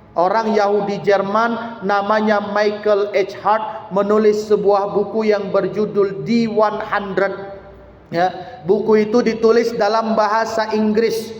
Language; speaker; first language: Malay; native; Malay